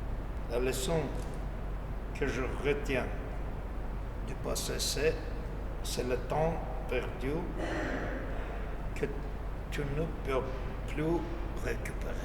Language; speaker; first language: French; non-native, learner; Armenian